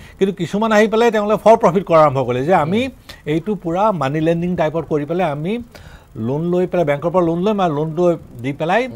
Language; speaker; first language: Assamese; native; Assamese